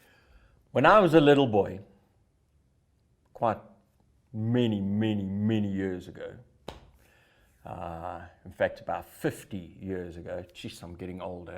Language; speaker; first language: English; native; English